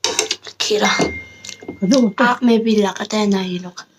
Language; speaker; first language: Hindi; non-native, local second language; Tibetan